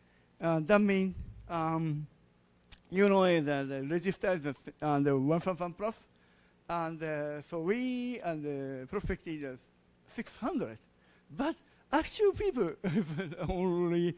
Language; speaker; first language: English; non-native, learner; Japanese